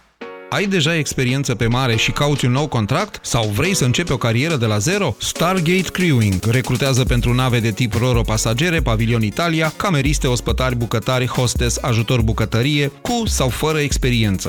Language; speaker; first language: Romanian; native; Romanian